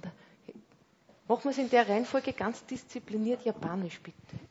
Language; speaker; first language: German; native; German